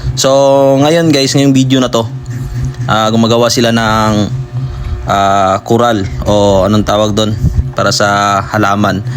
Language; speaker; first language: Filipino; non-native, local second language; Cebuano